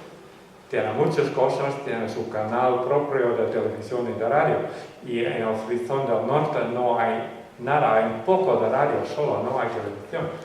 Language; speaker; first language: Spanish; non-native, fluent; Western Frisian